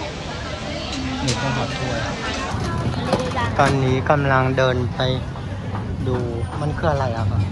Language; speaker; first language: Thai; non-native, fluent; Vietnamese